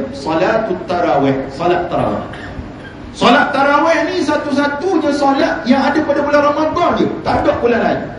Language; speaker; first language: Malay; native; Malay